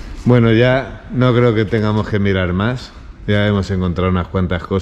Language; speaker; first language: Spanish; native; Spanish